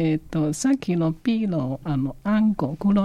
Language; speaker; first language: Japanese; non-native, fluent; Chinese